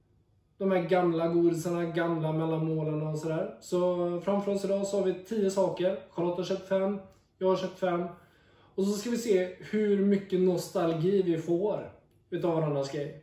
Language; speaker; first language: Swedish; native; Swedish